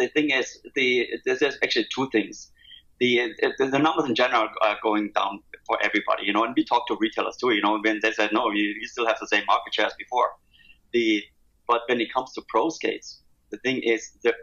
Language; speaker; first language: English; non-native, fluent; German